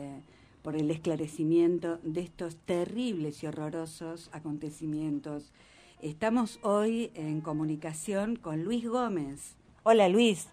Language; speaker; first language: Spanish; native; Spanish